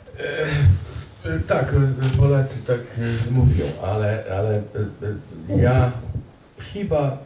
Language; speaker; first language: Polish; non-native, fluent; Hungarian